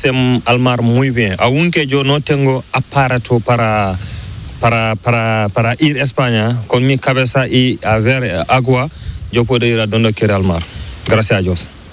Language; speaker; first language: Spanish; non-native, learner; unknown